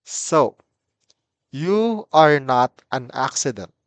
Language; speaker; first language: English; non-native, local second language; Filipino